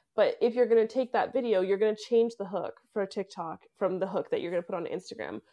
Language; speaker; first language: English; native; English